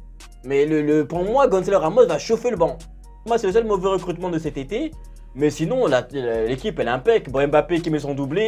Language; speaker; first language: French; native; French